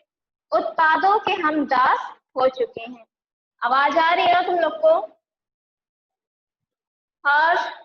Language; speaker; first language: Hindi; native; Hindi